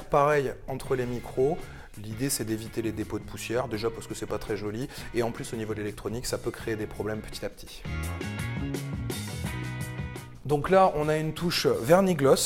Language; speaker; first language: French; native; French